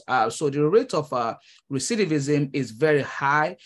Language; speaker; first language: English; non-native, local second language; Yoruba